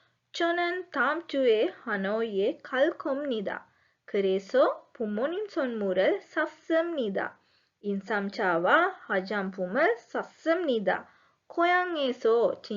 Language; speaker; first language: Korean; non-native, fluent; Sinhala